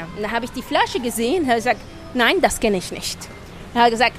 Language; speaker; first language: German; non-native, fluent; Spanish